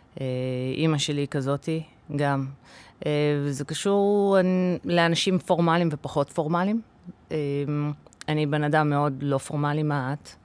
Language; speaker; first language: Hebrew; early bilingual, other home language; English